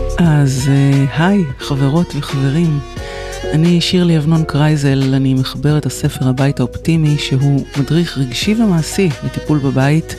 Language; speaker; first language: Hebrew; native; Hebrew